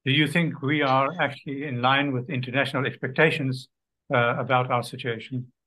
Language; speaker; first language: English; non-native, local second language; Afrikaans